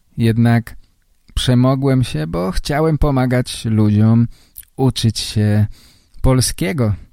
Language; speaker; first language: Polish; native; Polish